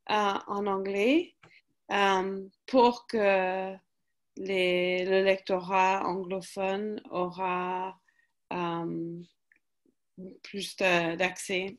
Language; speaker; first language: French; non-native, fluent; English